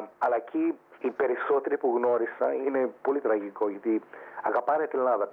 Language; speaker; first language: Greek; early bilingual, heritage; Greek